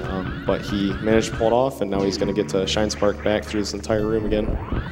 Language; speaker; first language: English; native; English